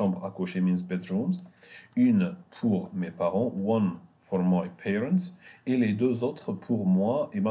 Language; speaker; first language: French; non-native, fluent; Arabic